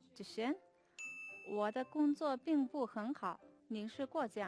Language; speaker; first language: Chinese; non-native, fluent; Mongolian